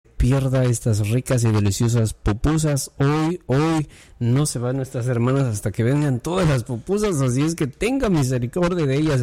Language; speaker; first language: Spanish; native; Spanish